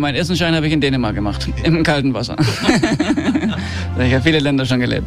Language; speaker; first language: German; early bilingual, heritage; German